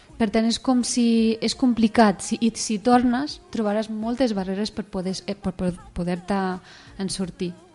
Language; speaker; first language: Catalan; early bilingual, other home language; Arabic